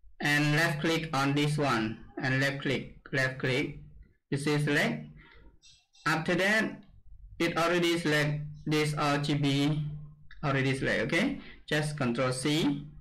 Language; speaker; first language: English; non-native, learner; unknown